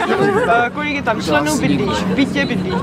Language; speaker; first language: Czech; native; Czech